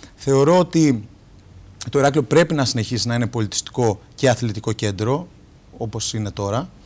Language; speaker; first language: Greek; native; Greek